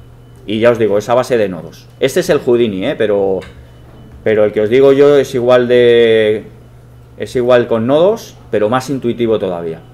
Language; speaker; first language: Spanish; native; Spanish